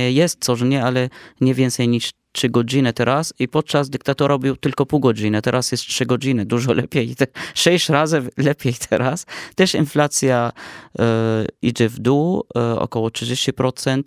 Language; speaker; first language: Polish; non-native, fluent; Arabic